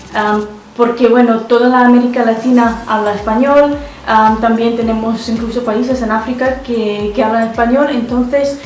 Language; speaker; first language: Spanish; non-native, fluent; Russian